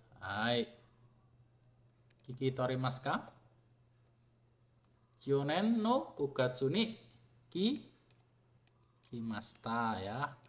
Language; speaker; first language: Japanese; non-native, fluent; Indonesian